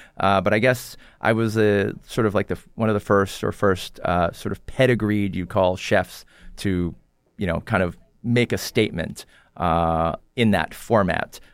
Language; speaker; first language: English; early bilingual, other home language; Korean